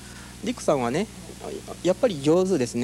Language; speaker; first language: Japanese; early bilingual, heritage; English